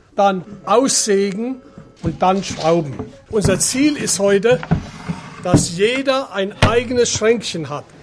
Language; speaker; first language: German; native; German